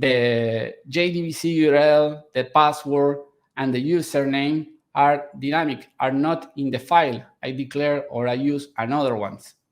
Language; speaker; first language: English; non-native, fluent; Spanish